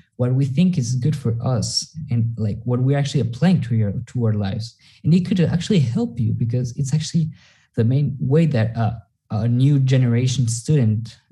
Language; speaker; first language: English; non-native, fluent; Spanish